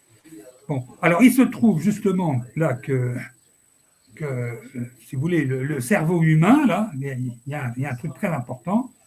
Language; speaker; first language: French; native; French